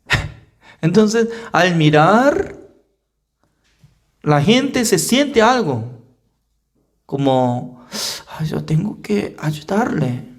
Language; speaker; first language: Spanish; non-native, fluent; Korean